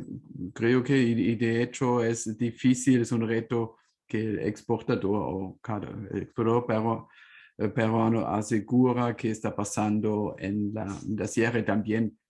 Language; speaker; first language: Spanish; non-native, fluent; German